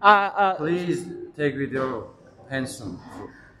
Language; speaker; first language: English; non-native, learner; Tajik